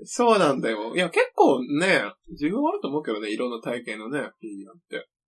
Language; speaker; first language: Japanese; native; Japanese